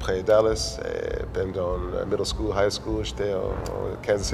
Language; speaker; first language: French; non-native, local second language; English